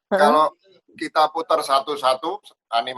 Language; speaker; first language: Indonesian; native; Indonesian